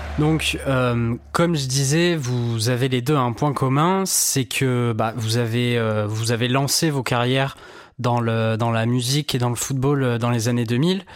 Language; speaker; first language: French; native; French